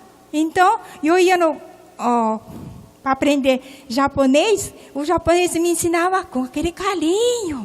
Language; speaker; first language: Portuguese; non-native, local second language; Japanese